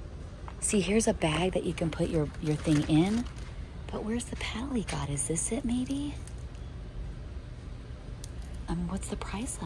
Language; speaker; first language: English; native; English